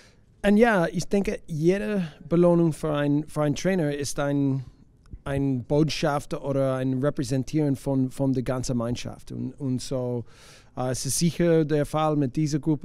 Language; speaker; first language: German; non-native, learner; English